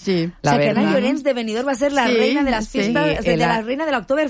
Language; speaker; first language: Spanish; native; Spanish